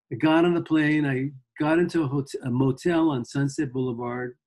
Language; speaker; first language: English; native; English